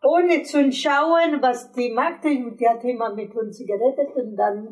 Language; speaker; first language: German; non-native, fluent; Italian